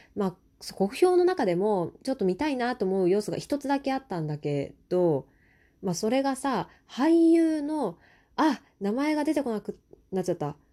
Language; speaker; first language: Japanese; native; Japanese